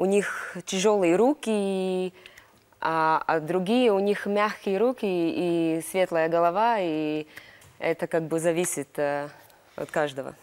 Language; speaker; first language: Russian; non-native, local second language; Latvian